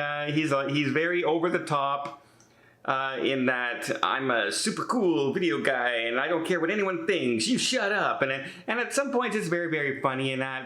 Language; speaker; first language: English; native; English